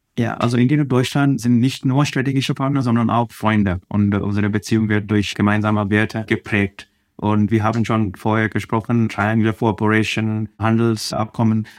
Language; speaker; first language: German; non-native, fluent; Telugu